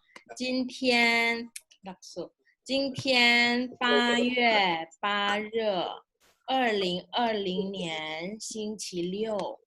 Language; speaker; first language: Chinese; non-native, fluent; Indonesian